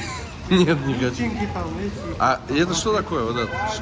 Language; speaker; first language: Russian; native; Russian